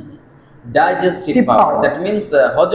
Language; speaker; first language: English; non-native, fluent; Bangla